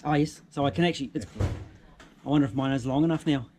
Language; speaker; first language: English; native; English